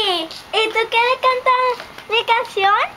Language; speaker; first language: Spanish; early bilingual, heritage; Spanish